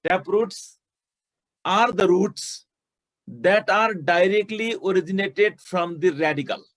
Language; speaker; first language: English; non-native, local second language; Nepali